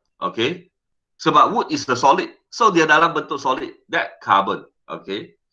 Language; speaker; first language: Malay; non-native, local second language; Chinese